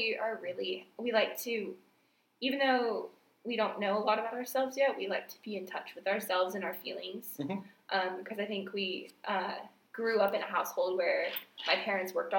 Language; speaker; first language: English; native; English